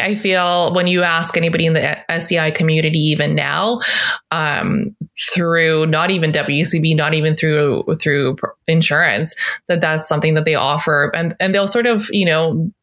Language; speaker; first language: English; native; English